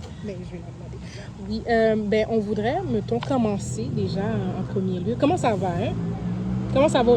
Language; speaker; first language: French; native; French